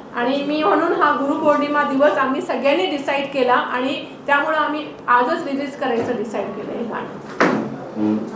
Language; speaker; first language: Marathi; non-native, local second language; Punjabi